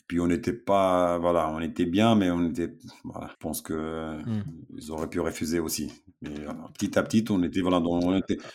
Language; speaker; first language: French; non-native, fluent; Romanian